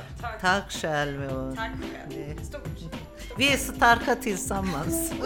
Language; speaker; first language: Swedish; non-native, learner; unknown